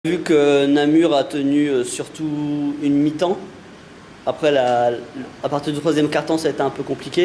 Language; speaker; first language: French; native; French